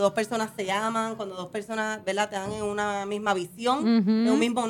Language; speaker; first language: Spanish; native; Spanish